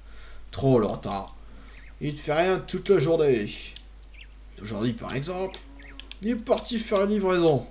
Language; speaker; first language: French; native; French